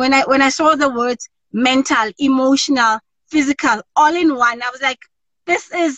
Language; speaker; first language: English; non-native, local second language; Tswana